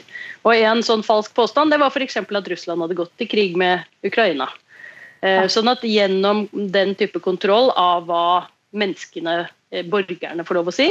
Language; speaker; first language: Norwegian; native; Norwegian